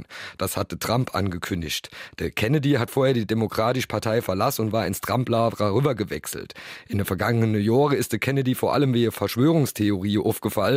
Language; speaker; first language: German; native; German